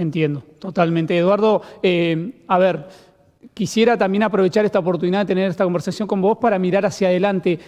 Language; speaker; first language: Spanish; native; Spanish